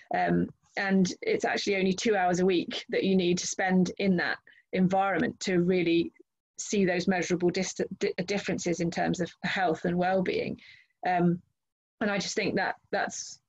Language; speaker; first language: English; native; English